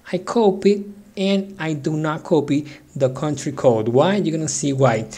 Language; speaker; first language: English; non-native, fluent; Spanish